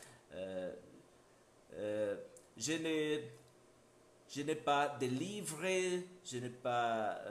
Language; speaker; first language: French; non-native, learner; Portuguese